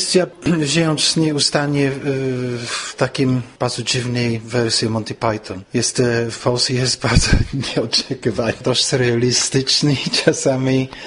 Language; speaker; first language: Polish; non-native, fluent; English